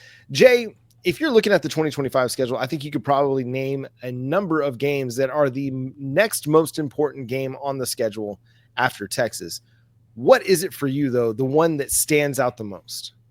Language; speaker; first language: English; native; English